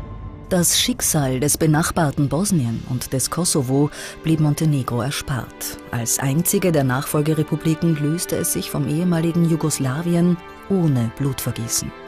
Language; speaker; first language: German; native; German